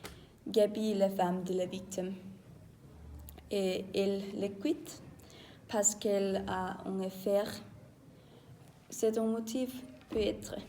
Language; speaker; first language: French; non-native, learner; Danish